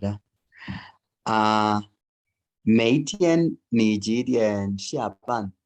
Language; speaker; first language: Chinese; non-native, learner; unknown